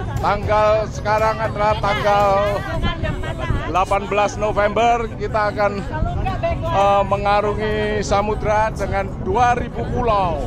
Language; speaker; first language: Indonesian; non-native, learner; Vietnamese